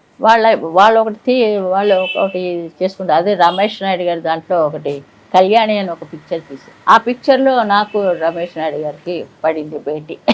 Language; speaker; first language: Telugu; native; Telugu